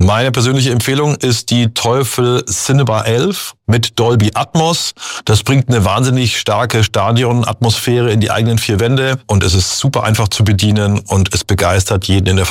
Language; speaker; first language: German; native; German